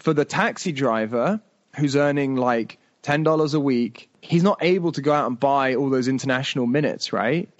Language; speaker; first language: English; native; English